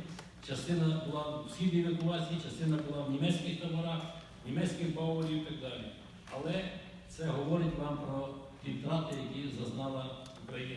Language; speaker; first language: Ukrainian; native; Ukrainian